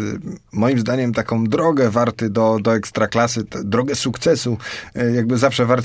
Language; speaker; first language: Polish; native; Polish